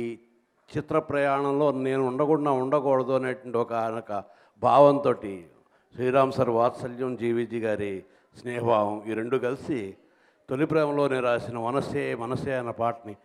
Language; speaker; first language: Telugu; native; Telugu